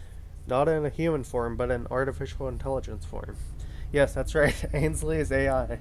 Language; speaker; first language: English; native; English